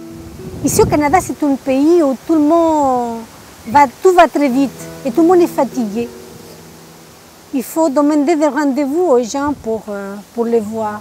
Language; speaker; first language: French; native; French